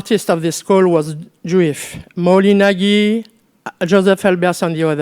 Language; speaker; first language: English; non-native, learner; French